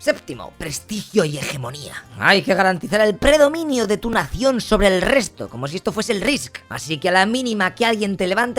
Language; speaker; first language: Spanish; native; Spanish